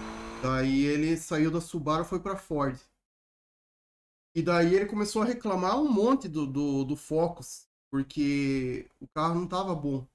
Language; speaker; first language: Portuguese; native; Portuguese